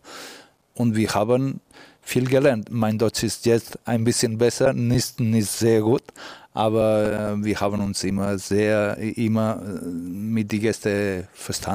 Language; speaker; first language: German; non-native, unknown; Catalan